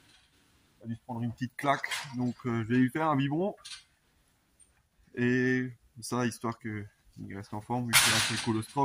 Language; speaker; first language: French; native; French